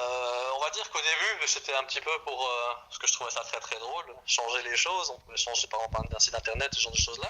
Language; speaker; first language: French; native; French